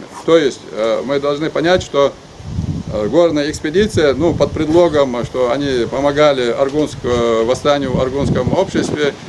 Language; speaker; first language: Russian; non-native, local second language; Ingush